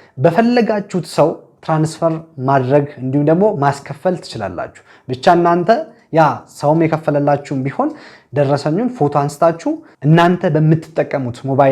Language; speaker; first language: Amharic; native; Amharic